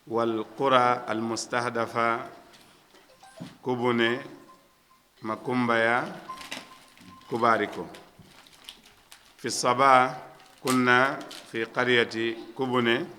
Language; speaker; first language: Arabic; non-native, fluent; Wolof